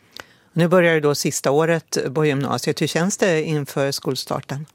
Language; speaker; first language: Swedish; native; Swedish